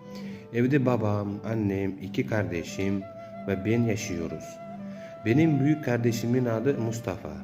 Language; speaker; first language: Turkish; non-native, learner; Uzbek